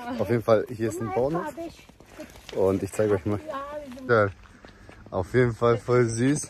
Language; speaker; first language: German; early bilingual, other home language; Turkish